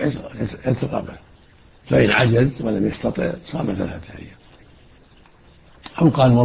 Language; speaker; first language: Arabic; native; Arabic